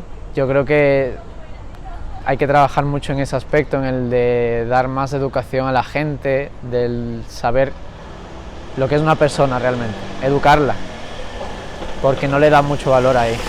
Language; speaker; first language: Spanish; early bilingual, other home language; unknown